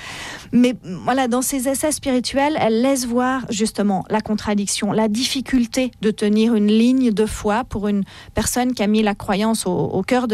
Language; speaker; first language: French; native; French